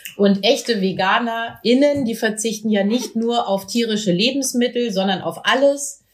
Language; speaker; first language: German; native; German